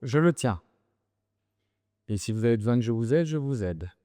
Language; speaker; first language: French; native; French